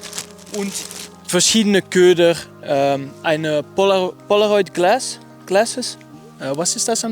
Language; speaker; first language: German; non-native, learner; Dutch